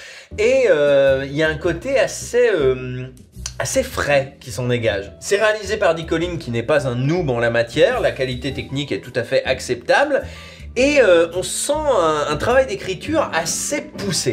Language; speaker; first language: French; native; French